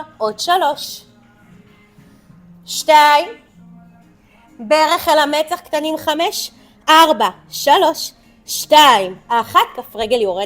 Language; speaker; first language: Hebrew; native; Hebrew